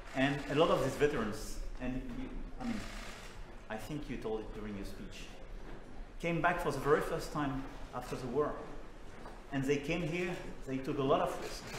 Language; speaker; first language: English; non-native, fluent; French